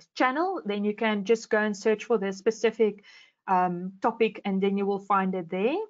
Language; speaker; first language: English; non-native, local second language; Afrikaans